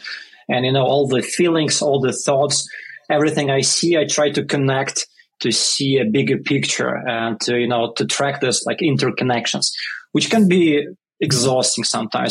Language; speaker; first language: English; non-native, fluent; Russian